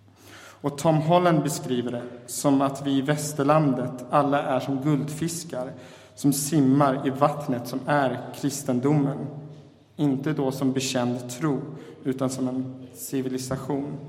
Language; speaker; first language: Swedish; native; Swedish